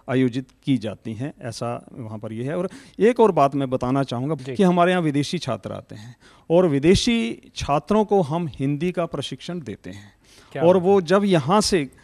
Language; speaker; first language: Hindi; native; Hindi